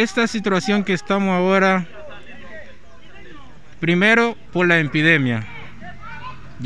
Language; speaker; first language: Spanish; non-native, learner; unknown